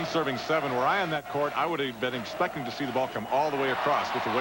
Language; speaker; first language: English; native; English